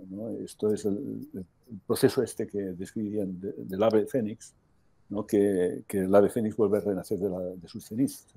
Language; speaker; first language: Spanish; native; Spanish